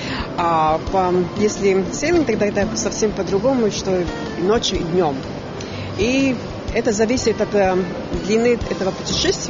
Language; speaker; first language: Russian; non-native, fluent; Latvian